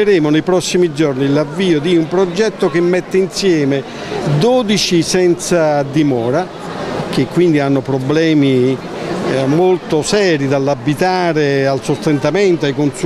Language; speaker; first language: Italian; native; Italian